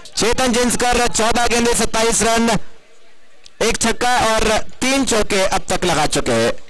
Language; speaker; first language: Hindi; non-native, local second language; Marathi